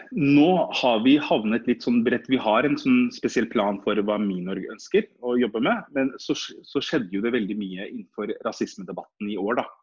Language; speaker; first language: Norwegian; early bilingual, other home language; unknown